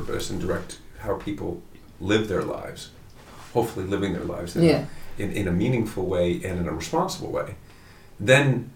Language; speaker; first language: English; native; English